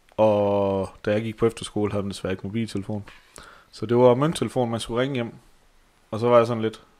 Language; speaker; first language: Danish; early bilingual, other home language; Slovak